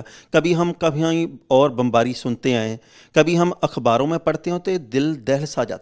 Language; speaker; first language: Hindi; non-native, local second language; Punjabi